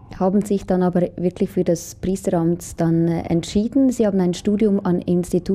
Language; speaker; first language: German; native; German